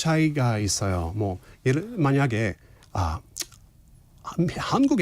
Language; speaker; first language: Korean; non-native, fluent; English